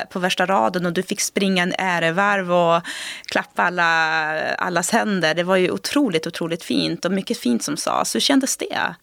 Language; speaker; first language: Swedish; early bilingual, other home language; Portuguese